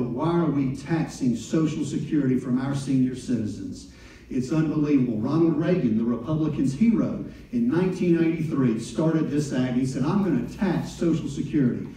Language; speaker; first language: English; native; English